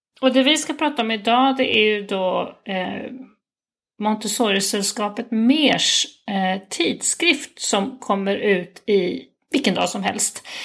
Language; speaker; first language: Swedish; native; Swedish